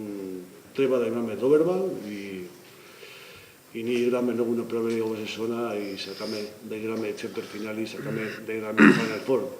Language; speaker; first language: Macedonian; non-native, learner; Spanish